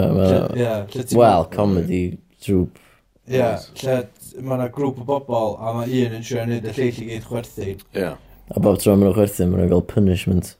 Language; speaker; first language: Welsh; native; Welsh